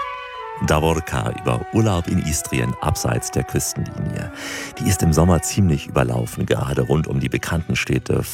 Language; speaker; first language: German; native; German